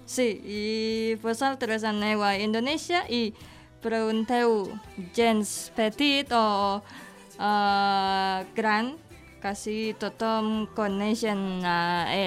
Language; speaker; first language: Catalan; non-native, learner; Indonesian